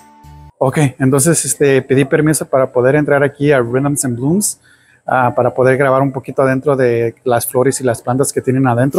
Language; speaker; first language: Spanish; early bilingual, heritage; Spanish